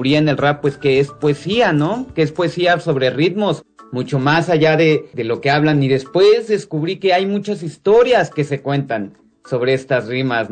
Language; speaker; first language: Spanish; native; Spanish